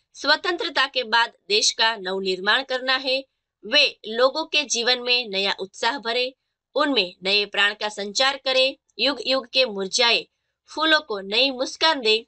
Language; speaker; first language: Hindi; non-native, local second language; Gujarati